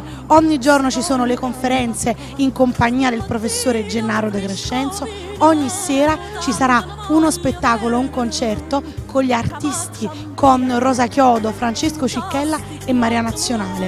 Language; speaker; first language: Italian; native; Italian